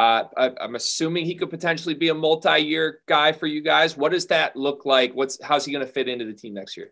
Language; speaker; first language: English; native; English